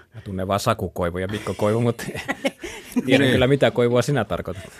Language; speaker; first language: Finnish; native; Finnish